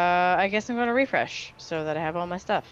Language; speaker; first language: English; native; English